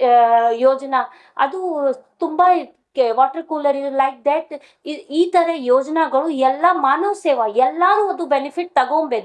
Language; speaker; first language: Kannada; non-native, local second language; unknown